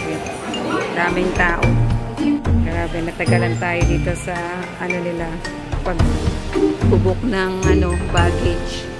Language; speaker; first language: Filipino; native; Filipino